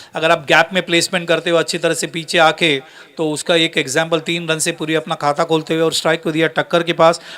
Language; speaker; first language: Hindi; non-native, local second language; Marathi